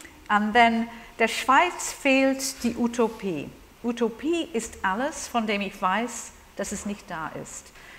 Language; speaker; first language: German; non-native, fluent; English